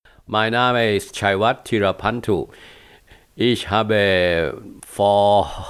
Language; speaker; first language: German; non-native, fluent; Thai